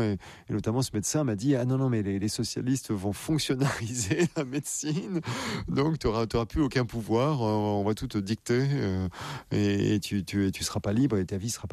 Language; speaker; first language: French; native; French